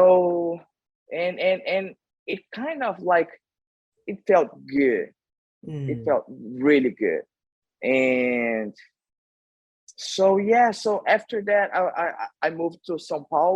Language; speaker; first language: English; non-native, fluent; Portuguese